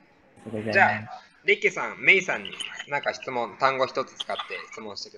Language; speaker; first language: Japanese; native; Japanese